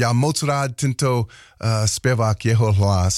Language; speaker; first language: Czech; non-native, learner; English